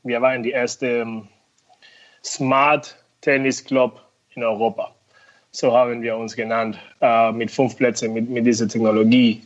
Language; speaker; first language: German; non-native, fluent; Spanish